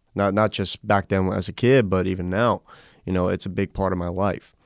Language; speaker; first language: English; native; English